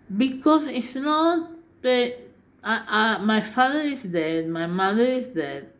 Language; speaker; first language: English; non-native, fluent; Spanish